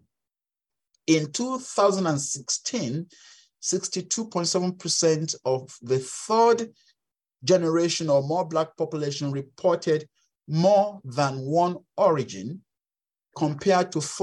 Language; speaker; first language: English; non-native, local second language; Yoruba